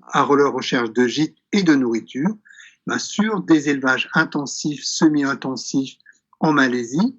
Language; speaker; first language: French; native; French